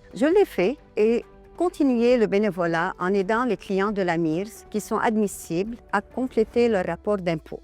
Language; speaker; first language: French; non-native, local second language; Arabic